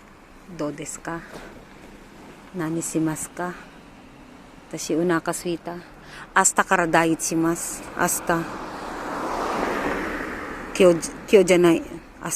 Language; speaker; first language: Japanese; non-native, learner; Filipino